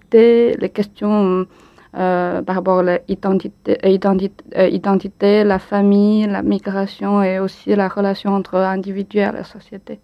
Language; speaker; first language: French; non-native, fluent; Chinese